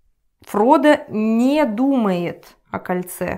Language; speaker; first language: Russian; non-native, learner; English